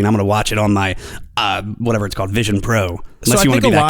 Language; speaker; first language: English; native; English